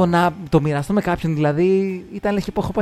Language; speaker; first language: Greek; native; Greek